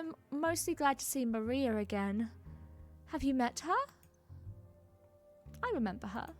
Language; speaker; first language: English; native; English